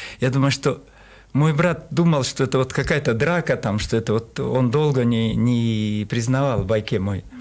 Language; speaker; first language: Russian; non-native, local second language; Kyrgyz